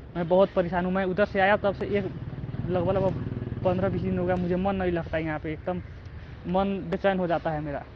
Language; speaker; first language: Hindi; non-native, local second language; Nepali